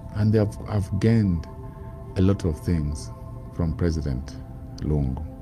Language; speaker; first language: English; non-native, local second language; Bemba